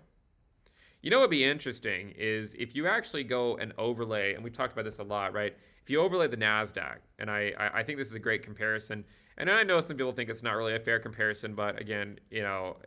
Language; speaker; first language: English; native; English